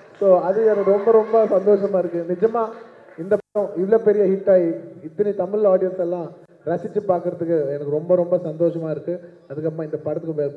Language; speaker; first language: Tamil; non-native, local second language; Telugu